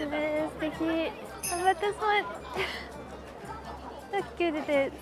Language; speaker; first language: Japanese; non-native, fluent; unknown